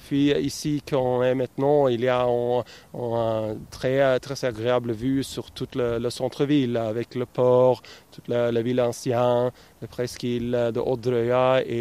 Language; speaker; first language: French; non-native, fluent; Norwegian